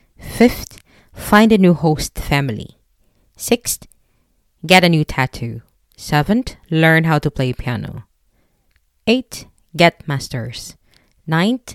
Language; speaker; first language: English; non-native, local second language; Filipino